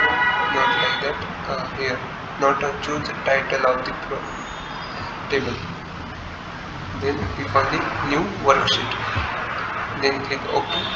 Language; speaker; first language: English; non-native, learner; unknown